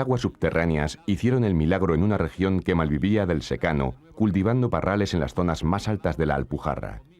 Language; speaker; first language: Spanish; native; Spanish